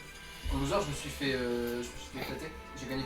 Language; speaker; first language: French; native; French